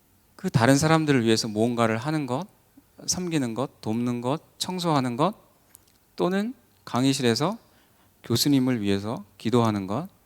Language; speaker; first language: Korean; native; Korean